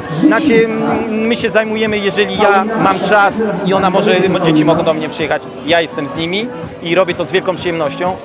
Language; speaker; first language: Polish; early bilingual, heritage; Polish